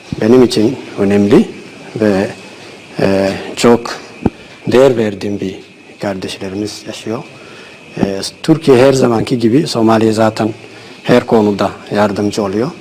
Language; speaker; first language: Turkish; non-native, fluent; Somali